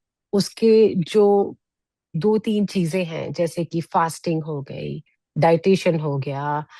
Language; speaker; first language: Hindi; native; Hindi